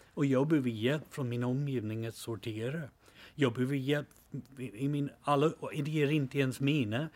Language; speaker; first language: Swedish; non-native, fluent; English